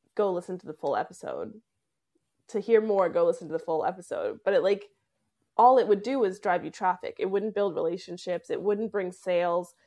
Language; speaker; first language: English; native; English